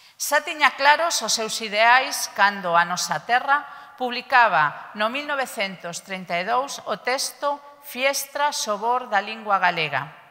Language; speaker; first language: Galician; native; Galician